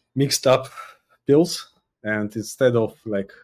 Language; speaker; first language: English; non-native, fluent; Uzbek